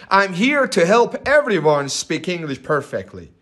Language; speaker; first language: English; non-native, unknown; Persian